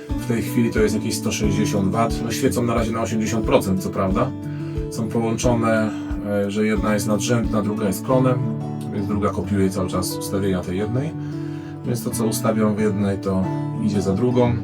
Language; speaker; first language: Polish; native; Polish